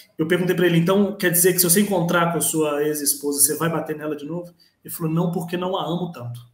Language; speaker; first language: Portuguese; native; Portuguese